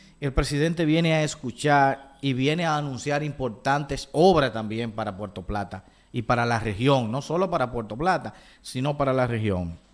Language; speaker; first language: Spanish; native; Spanish